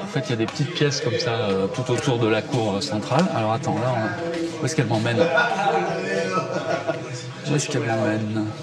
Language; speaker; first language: French; native; French